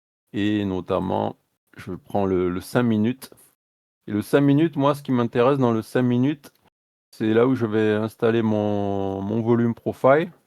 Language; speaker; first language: French; native; French